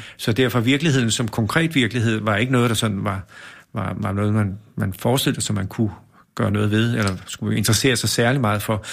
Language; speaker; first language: Danish; native; Danish